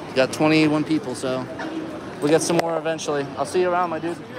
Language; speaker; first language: English; native; English